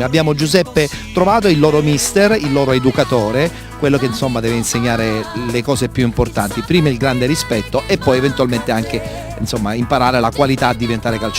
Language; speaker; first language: Italian; native; Italian